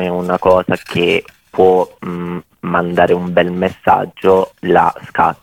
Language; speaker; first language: Italian; early bilingual, other home language; Bosnian